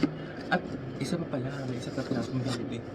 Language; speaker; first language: Filipino; native; Filipino